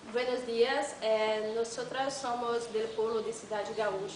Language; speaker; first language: Spanish; non-native, learner; Portuguese